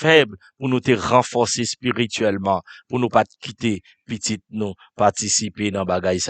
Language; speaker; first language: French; non-native, local second language; Haitian Creole